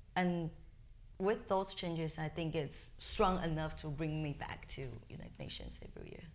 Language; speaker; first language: English; non-native, fluent; Chinese